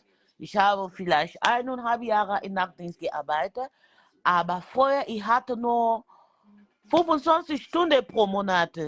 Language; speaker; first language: German; non-native, learner; French